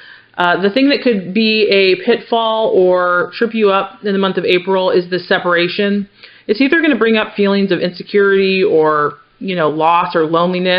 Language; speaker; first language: English; native; English